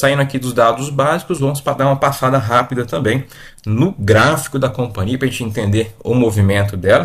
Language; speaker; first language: Portuguese; native; Portuguese